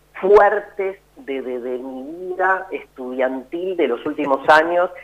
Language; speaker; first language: Spanish; native; Spanish